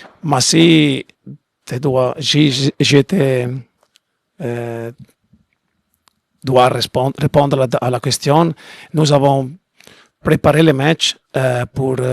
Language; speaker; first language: French; non-native, learner; Italian